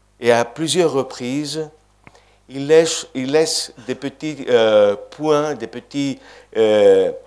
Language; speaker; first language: French; non-native, fluent; Greek